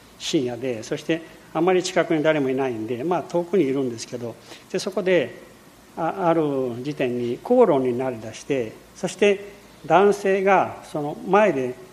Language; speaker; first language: Japanese; early bilingual, heritage; Portuguese